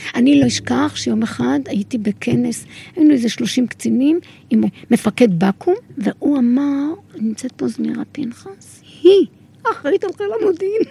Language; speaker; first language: Hebrew; early bilingual, other home language; Arabic